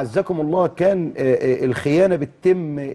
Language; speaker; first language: Arabic; native; Arabic